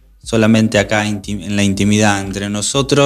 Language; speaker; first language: Spanish; native; Spanish